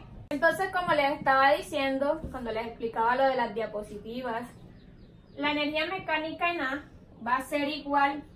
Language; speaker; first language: Spanish; native; Spanish